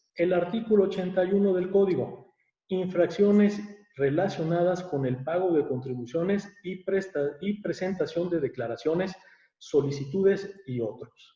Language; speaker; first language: Spanish; native; Spanish